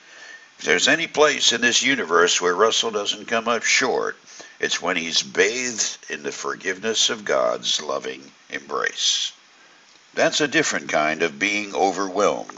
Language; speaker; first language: English; native; English